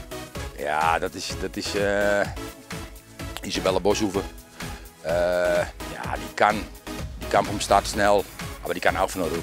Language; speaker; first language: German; non-native, learner; Dutch